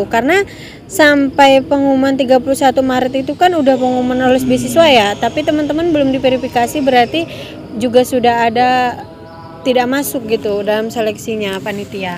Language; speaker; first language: Indonesian; non-native, local second language; Banjar